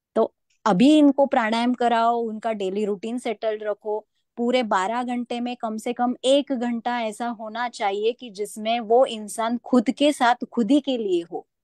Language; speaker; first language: Hindi; non-native, local second language; Marathi